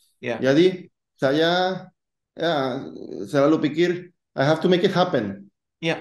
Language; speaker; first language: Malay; non-native, fluent; Spanish